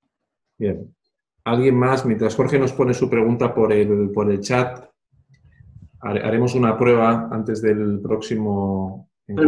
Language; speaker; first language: Spanish; native; Spanish